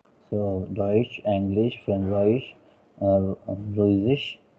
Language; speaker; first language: German; non-native, learner; Hindi